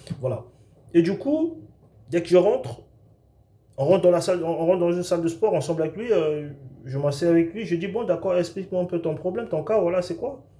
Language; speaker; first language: French; non-native, local second language; Lingala